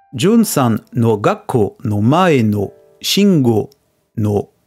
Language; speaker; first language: Japanese; non-native, learner; French